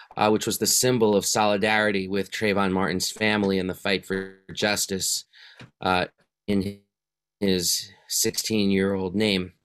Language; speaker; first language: English; native; English